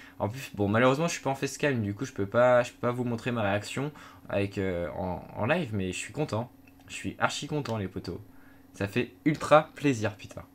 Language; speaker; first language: French; native; French